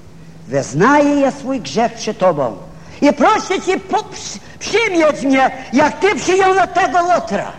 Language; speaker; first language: Polish; non-native, fluent; Ukrainian